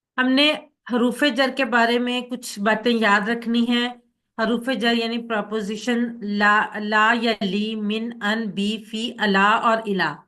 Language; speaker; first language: Urdu; native; Urdu